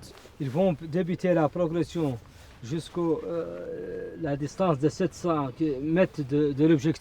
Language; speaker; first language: French; non-native, local second language; Arabic